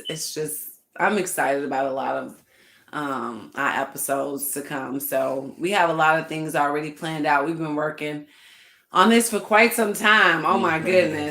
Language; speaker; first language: English; native; English